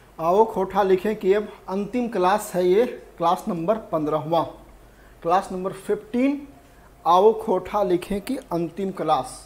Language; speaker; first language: Hindi; native; Hindi